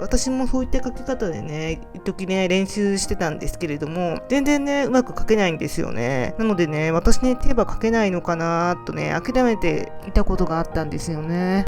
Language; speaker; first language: Japanese; native; Japanese